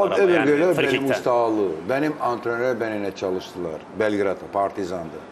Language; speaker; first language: Turkish; non-native, fluent; Albanian